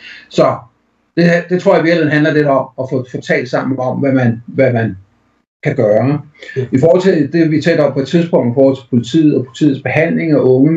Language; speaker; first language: Danish; native; Danish